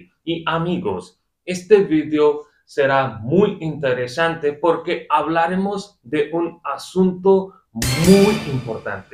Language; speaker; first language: Spanish; non-native, fluent; Hindi